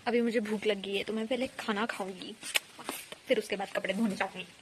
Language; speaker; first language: Hindi; non-native, local second language; Marathi